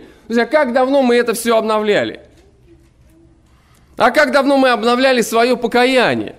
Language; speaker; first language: Russian; native; Russian